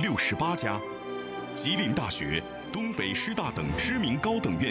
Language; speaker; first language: Chinese; native; Chinese